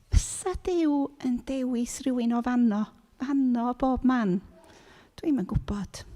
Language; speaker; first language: Welsh; native; Welsh